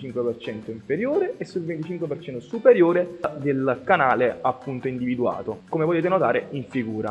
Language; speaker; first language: Italian; native; Italian